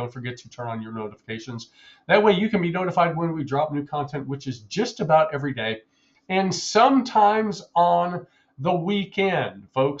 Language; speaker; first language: English; native; English